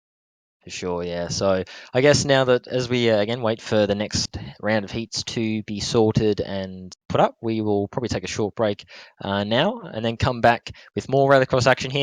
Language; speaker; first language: English; native; English